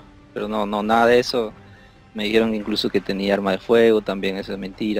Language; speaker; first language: Spanish; native; Spanish